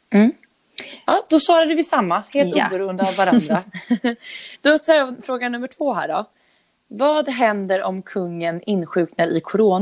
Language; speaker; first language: Swedish; native; Swedish